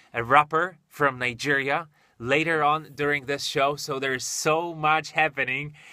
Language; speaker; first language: English; non-native, fluent; Polish